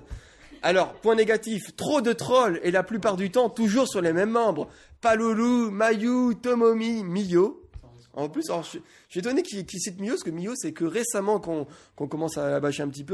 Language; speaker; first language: French; native; French